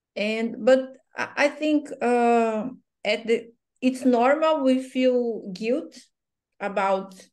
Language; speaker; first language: English; non-native, learner; Portuguese